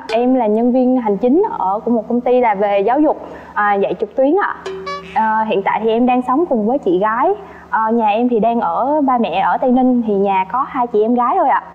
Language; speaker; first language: Vietnamese; native; Vietnamese